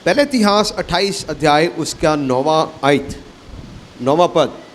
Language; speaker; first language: Hindi; non-native, local second language; Punjabi